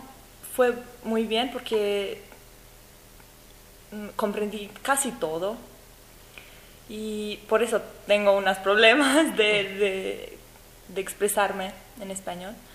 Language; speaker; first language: Spanish; non-native, learner; Romanian